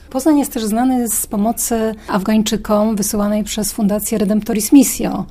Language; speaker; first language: Polish; native; Polish